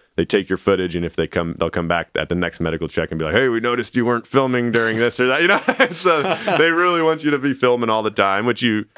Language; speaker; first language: English; native; English